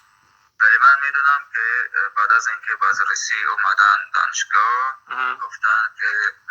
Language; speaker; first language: Persian; non-native, fluent; Arabic